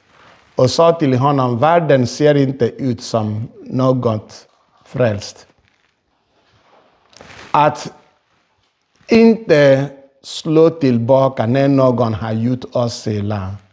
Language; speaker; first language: Swedish; non-native, fluent; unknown